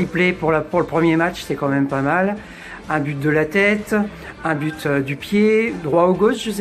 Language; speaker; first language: French; native; French